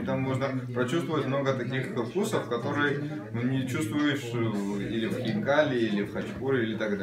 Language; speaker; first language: Russian; non-native, fluent; Georgian